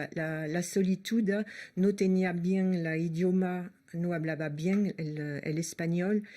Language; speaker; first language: Spanish; non-native, fluent; French